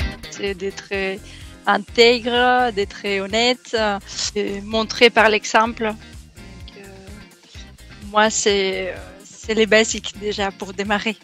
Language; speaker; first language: French; non-native, fluent; Spanish